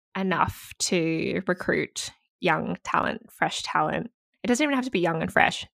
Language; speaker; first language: English; native; English